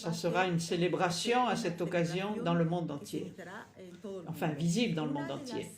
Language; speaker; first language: French; non-native, fluent; Arabic